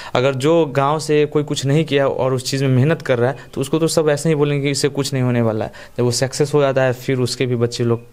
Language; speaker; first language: Hindi; native; Hindi